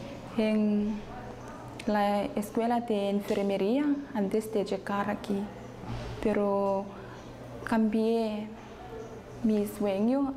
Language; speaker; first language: Spanish; non-native, learner; English